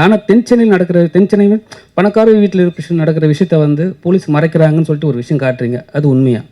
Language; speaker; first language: Tamil; native; Tamil